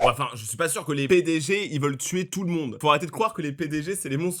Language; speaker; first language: French; native; French